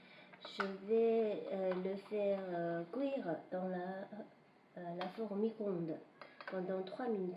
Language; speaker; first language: French; non-native, fluent; Chinese